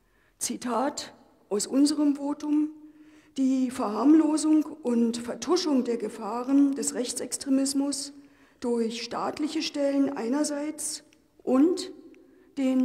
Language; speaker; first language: German; native; German